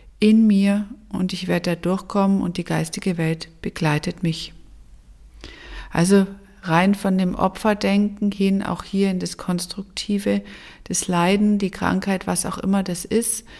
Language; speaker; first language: German; native; German